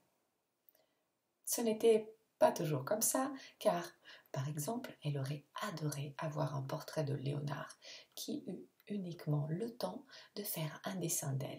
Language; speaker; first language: French; non-native, fluent; Italian